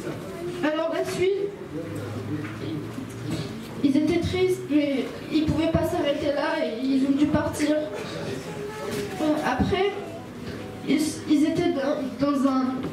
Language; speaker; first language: French; early bilingual, other home language; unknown